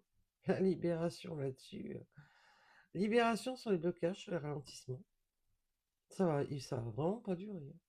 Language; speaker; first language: French; native; French